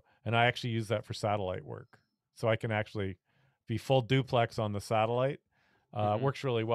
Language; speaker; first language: English; native; English